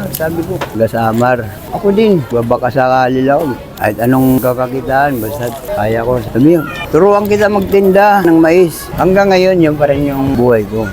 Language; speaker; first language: Filipino; non-native, local second language; Waray